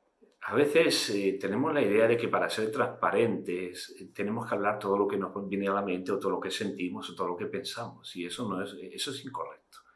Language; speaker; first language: Spanish; native; Spanish